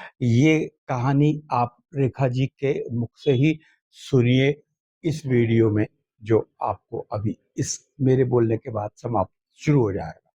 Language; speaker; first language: Hindi; native; Hindi